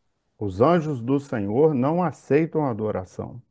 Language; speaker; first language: Portuguese; native; Portuguese